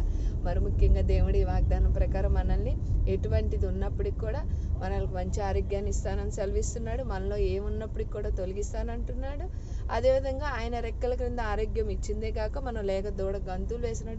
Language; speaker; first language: Telugu; native; Telugu